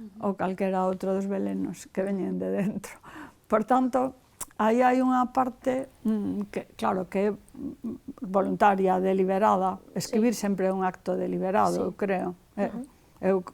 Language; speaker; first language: Galician; non-native, local second language; Spanish